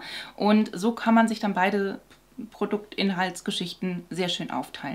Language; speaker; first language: German; native; German